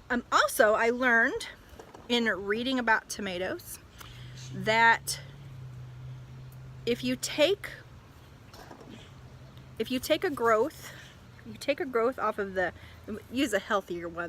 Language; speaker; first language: English; native; English